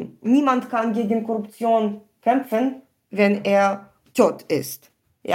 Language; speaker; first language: German; non-native, fluent; Ukrainian